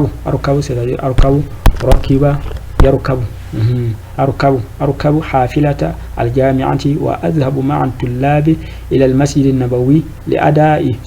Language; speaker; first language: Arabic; non-native, fluent; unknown